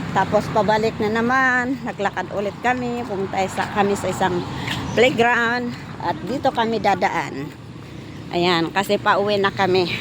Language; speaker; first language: Filipino; non-native, local second language; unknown